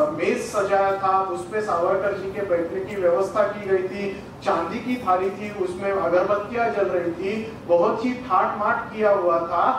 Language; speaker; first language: Hindi; non-native, local second language; Marathi